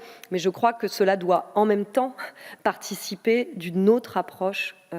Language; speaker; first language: French; native; French